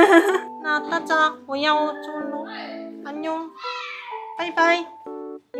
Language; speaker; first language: Chinese; non-native, fluent; Korean